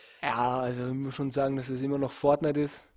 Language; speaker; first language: German; native; German